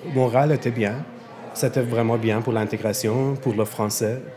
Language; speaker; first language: French; non-native, fluent; Persian